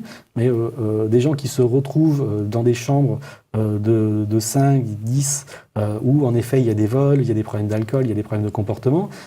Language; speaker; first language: French; native; French